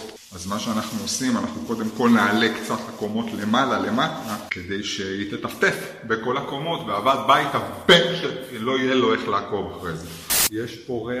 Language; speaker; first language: Hebrew; native; Hebrew